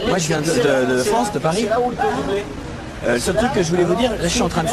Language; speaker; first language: French; native; French